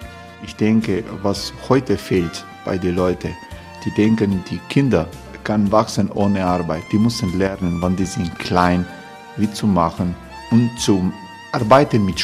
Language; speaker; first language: German; non-native, learner; Croatian